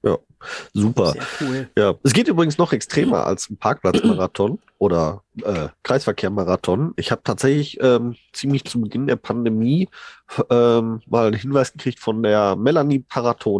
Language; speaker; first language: German; native; German